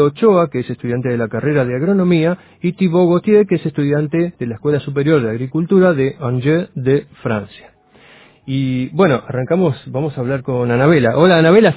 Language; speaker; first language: Spanish; native; Spanish